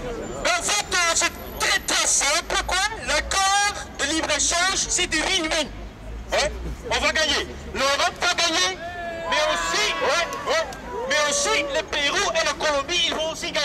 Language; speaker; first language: French; non-native, local second language; Dutch